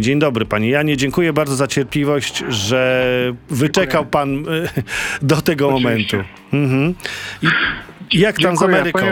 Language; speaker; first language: Polish; native; Polish